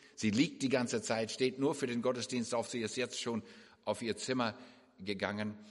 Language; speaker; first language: German; early bilingual, heritage; English